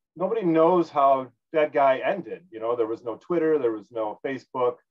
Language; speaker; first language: English; native; English